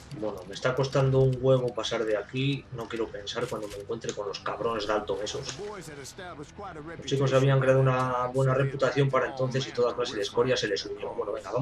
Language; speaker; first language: Spanish; native; Spanish